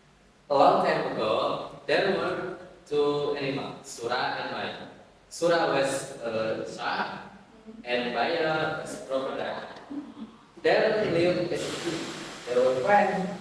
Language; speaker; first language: English; non-native, learner; Indonesian